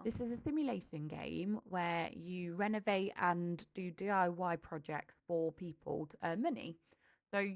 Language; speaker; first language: English; native; English